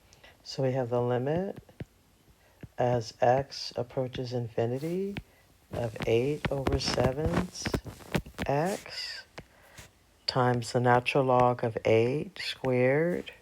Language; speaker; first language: English; native; English